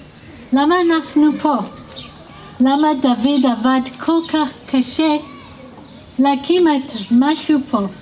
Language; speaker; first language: Hebrew; non-native, fluent; English